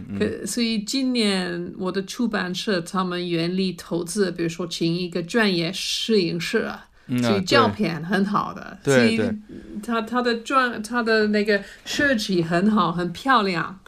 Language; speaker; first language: Chinese; non-native, fluent; English